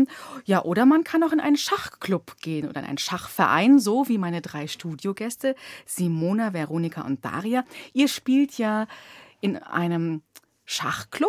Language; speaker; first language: German; native; German